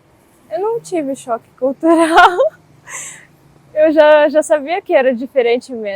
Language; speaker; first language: Portuguese; non-native, fluent; Russian